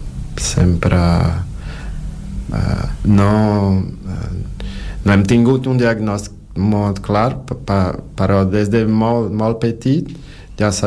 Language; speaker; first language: Catalan; non-native, fluent; Portuguese